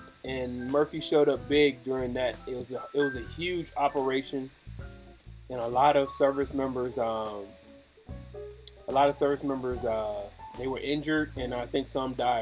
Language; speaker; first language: English; native; English